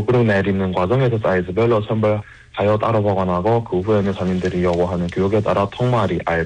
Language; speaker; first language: Korean; early bilingual, heritage; Korean